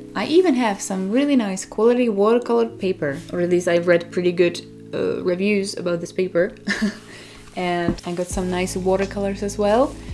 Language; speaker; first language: English; non-native, fluent; Czech